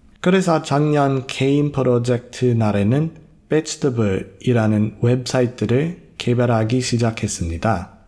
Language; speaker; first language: Korean; non-native, fluent; English